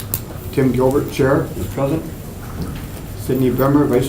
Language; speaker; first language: English; native; English